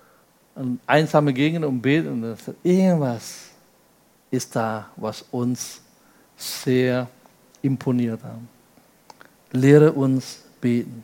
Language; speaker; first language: German; non-native, fluent; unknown